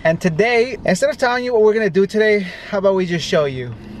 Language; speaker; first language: English; early bilingual, other home language; Spanish